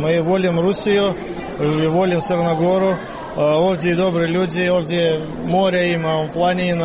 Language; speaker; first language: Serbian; non-native, learner; Russian